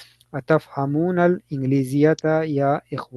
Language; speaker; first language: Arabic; non-native, fluent; Urdu